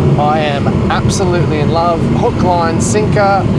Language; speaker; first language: English; native; English